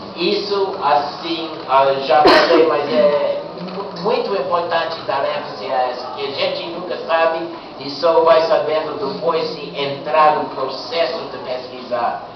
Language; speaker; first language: Portuguese; non-native, fluent; English